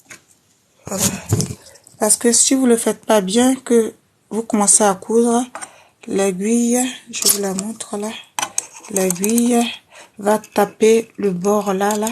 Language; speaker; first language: French; native; French